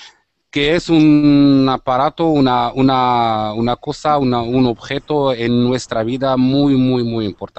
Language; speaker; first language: Spanish; non-native, learner; Arabic